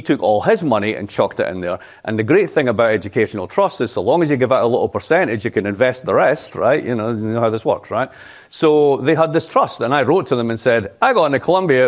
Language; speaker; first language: English; native; English